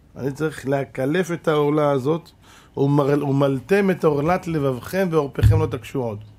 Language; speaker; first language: Hebrew; native; Hebrew